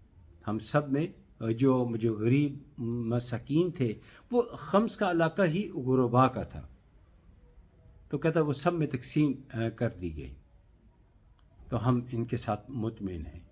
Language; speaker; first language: Urdu; native; Urdu